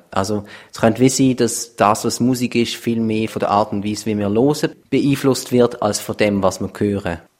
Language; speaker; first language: German; native; German